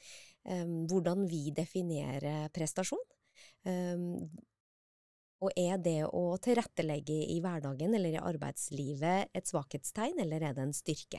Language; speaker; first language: Norwegian; native; Norwegian